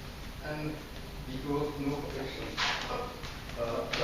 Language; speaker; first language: English; non-native, learner; French